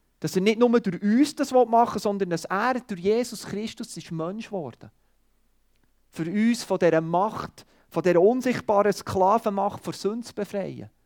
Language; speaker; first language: German; non-native, fluent; Swiss German